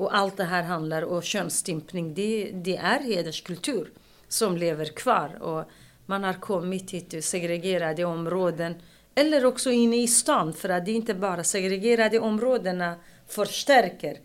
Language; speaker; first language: Swedish; non-native, fluent; Kurdish